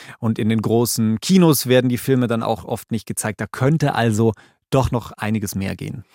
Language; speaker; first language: German; native; German